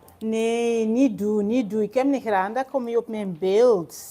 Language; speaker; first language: Dutch; non-native, learner; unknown